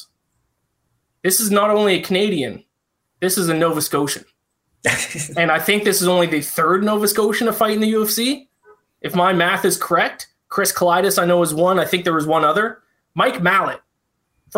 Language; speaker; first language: English; native; English